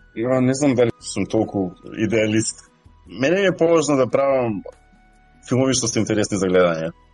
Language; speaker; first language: Macedonian; native; Macedonian